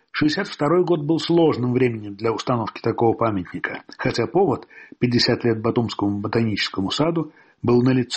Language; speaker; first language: Russian; native; Russian